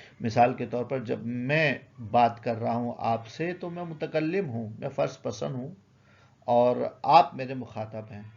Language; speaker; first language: Urdu; native; Urdu